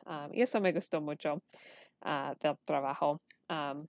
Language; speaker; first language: Spanish; early bilingual, heritage; Spanish